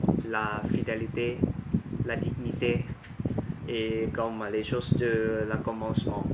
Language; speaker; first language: French; non-native, learner; Thai